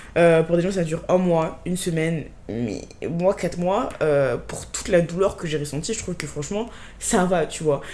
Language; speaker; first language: French; native; French